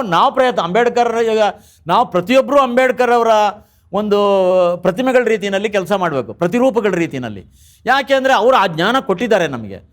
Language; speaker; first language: Kannada; native; Kannada